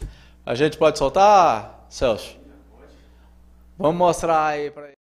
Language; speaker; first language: Portuguese; native; Portuguese